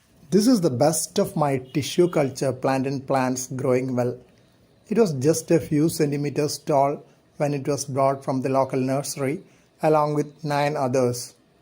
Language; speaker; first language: English; non-native, local second language; Malayalam